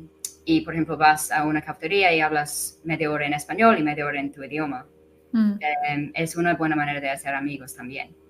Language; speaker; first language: Spanish; non-native, fluent; English